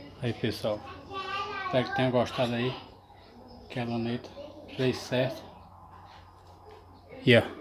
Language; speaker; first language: Portuguese; native; Portuguese